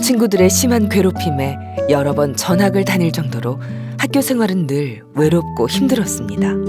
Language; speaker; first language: Korean; native; Korean